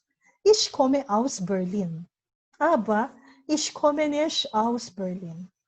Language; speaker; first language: German; non-native, learner; Filipino